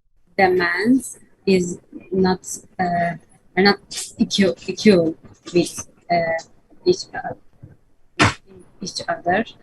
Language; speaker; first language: English; non-native, learner; Turkish